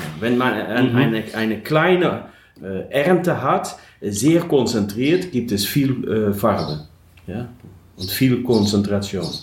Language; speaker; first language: German; non-native, learner; Dutch